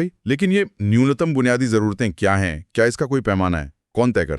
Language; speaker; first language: Hindi; native; Hindi